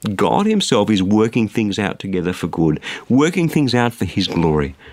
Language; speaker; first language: English; native; English